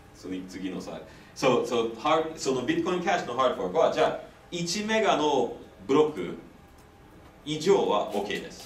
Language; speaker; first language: Japanese; non-native, fluent; English